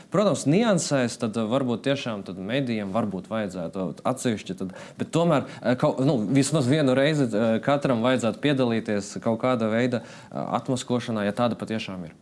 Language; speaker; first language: Latvian; non-native, local second language; Russian